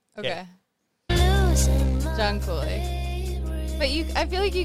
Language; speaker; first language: English; native; English